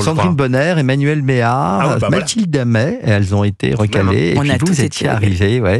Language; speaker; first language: French; native; French